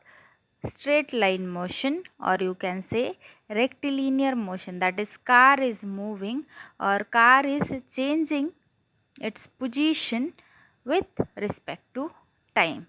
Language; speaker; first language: English; non-native, local second language; Marathi